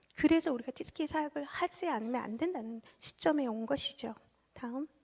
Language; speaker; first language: Korean; early bilingual, heritage; Korean